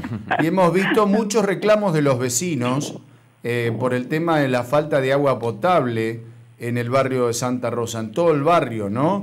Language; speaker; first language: Spanish; native; Spanish